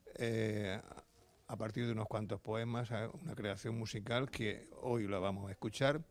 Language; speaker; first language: Spanish; native; Spanish